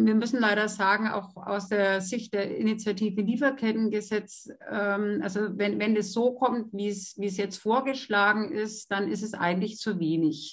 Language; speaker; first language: German; native; German